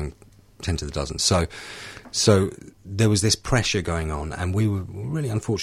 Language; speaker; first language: English; native; English